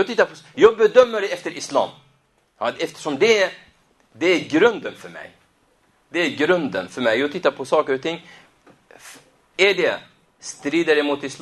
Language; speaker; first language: Swedish; non-native, fluent; Arabic